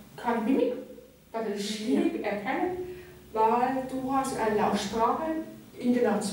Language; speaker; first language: German; non-native, local second language; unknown